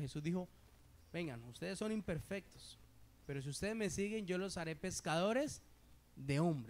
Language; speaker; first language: Spanish; native; Spanish